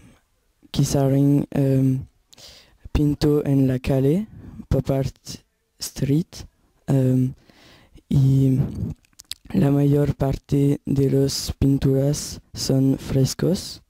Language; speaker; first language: Spanish; non-native, learner; French